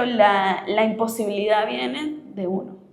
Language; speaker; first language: Spanish; native; Spanish